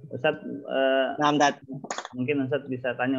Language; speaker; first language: Indonesian; native; Indonesian